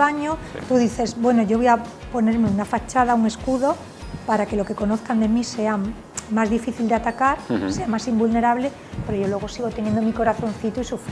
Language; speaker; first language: Spanish; native; Spanish